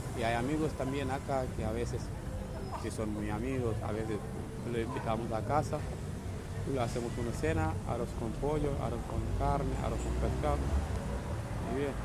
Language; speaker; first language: Spanish; non-native, fluent; Wolof